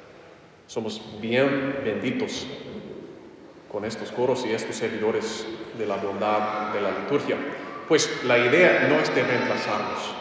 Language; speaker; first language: Spanish; non-native, fluent; English